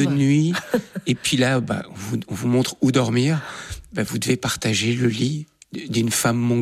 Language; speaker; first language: French; native; French